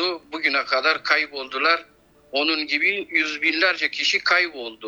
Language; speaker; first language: Turkish; non-native, fluent; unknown